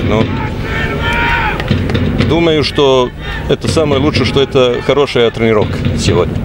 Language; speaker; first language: Russian; non-native, learner; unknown